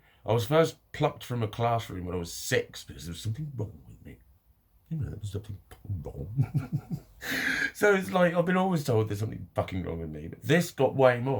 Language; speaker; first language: English; native; English